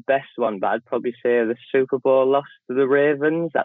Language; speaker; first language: English; native; English